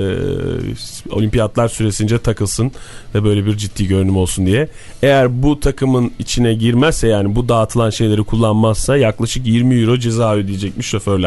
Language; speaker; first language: Turkish; native; Turkish